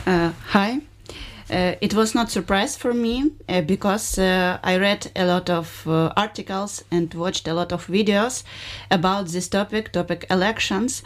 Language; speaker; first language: English; non-native, learner; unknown